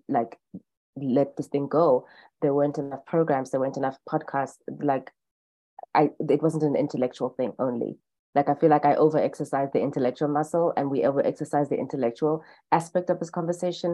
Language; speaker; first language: English; non-native, local second language; Xhosa